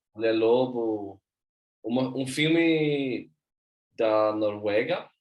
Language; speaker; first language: Portuguese; non-native, learner; Swedish